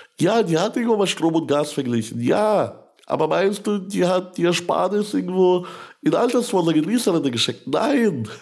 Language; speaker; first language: German; early bilingual, other home language; Russian